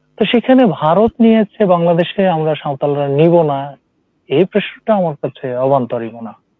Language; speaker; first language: Bangla; non-native, local second language; Santali